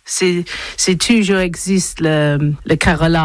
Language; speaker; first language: French; non-native, learner; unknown